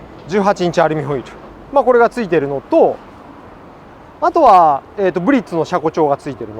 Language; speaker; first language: Japanese; native; Japanese